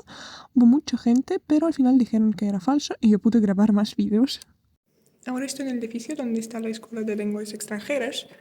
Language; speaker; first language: Spanish; non-native, fluent; Russian